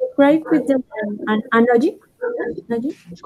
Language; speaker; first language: English; non-native, learner; Spanish